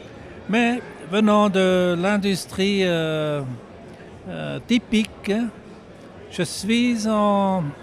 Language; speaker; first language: French; non-native, local second language; German